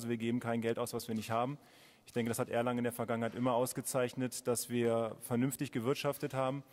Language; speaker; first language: German; native; German